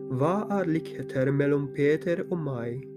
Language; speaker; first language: Norwegian; non-native, fluent; Polish